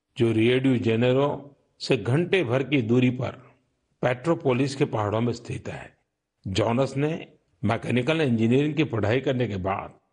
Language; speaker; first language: Hindi; non-native, local second language; Gujarati